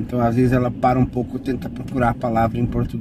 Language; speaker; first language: Portuguese; native; Portuguese